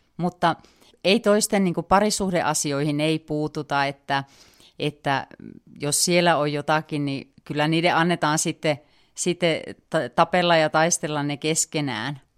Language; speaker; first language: Finnish; native; Finnish